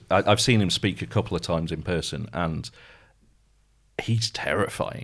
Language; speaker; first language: English; native; English